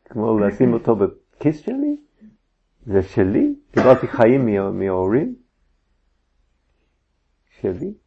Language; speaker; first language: Hebrew; non-native, fluent; English